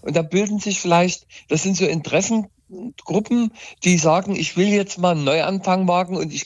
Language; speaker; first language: German; native; German